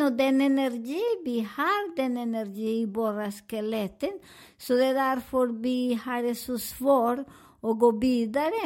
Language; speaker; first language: Swedish; non-native, learner; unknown